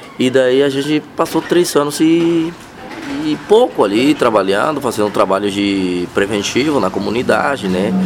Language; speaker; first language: Portuguese; non-native, fluent; Spanish